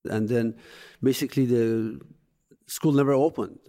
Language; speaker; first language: English; non-native, fluent; Persian